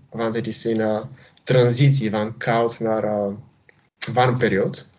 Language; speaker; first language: Dutch; non-native, learner; Bulgarian